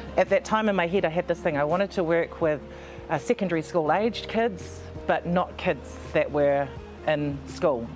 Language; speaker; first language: English; native; English